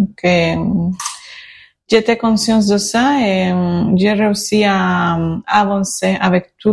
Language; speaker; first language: French; non-native, learner; Spanish